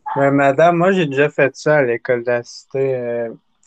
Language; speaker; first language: French; native; French